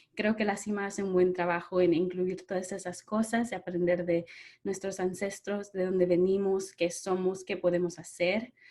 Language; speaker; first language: Spanish; early bilingual, other home language; English